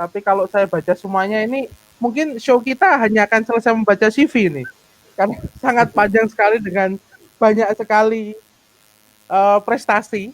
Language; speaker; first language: Indonesian; native; Indonesian